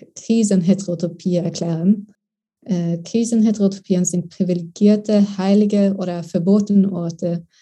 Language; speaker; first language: German; non-native, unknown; Swedish